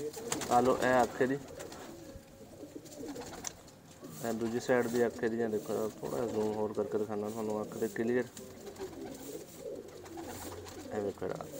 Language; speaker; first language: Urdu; non-native, local second language; Punjabi